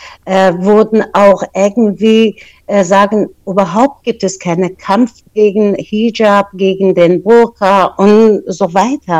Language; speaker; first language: German; non-native, fluent; Persian